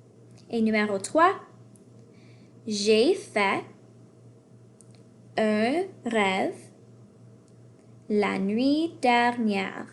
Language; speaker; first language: French; non-native, fluent; English